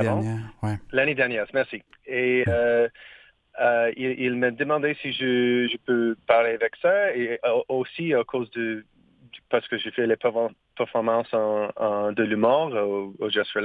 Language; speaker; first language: French; non-native, learner; English